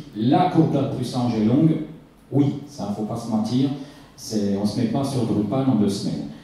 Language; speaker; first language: French; native; French